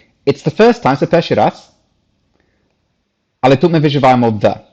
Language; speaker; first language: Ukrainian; non-native, fluent; English